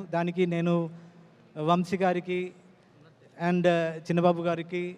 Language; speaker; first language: Telugu; non-native, learner; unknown